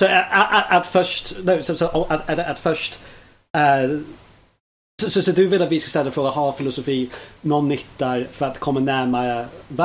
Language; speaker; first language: Swedish; non-native, fluent; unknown